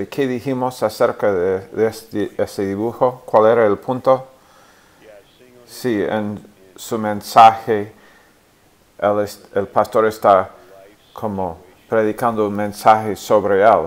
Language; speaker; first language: Spanish; non-native, fluent; English